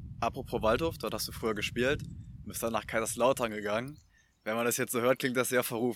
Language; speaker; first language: German; native; German